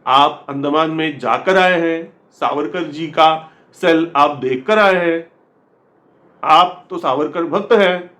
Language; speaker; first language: Hindi; non-native, local second language; Marathi